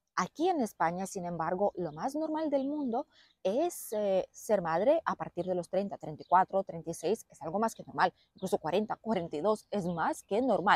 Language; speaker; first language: Spanish; non-native, fluent; Lithuanian